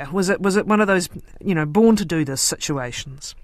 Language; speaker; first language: English; native; English